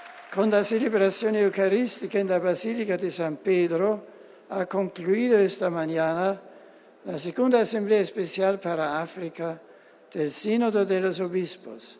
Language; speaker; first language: Italian; non-native, fluent; German